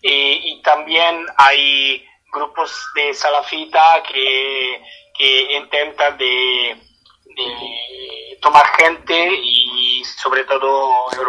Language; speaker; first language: Spanish; non-native, fluent; Italian